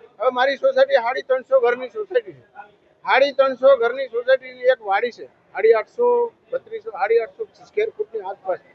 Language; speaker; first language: Gujarati; native; Gujarati